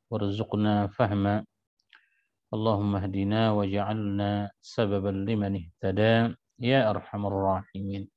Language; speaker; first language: Arabic; non-native, fluent; Malay